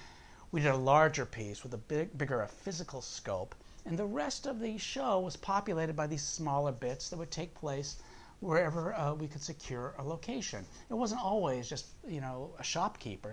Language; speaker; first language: English; native; English